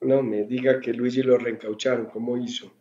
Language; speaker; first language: Spanish; native; Spanish